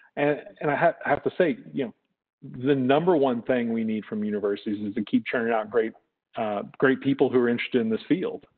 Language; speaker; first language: English; native; English